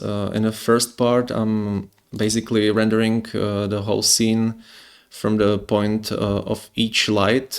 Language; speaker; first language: English; non-native, fluent; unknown